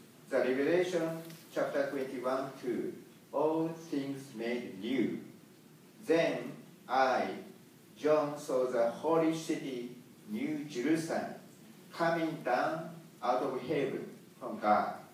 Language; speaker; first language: English; non-native, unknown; Japanese